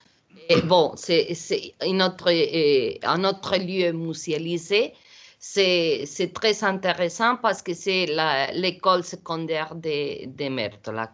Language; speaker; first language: French; non-native, learner; Portuguese